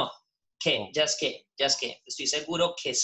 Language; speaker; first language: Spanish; native; Spanish